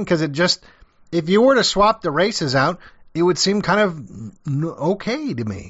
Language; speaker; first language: English; native; English